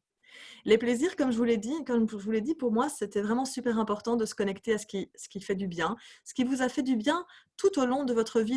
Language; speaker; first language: French; native; French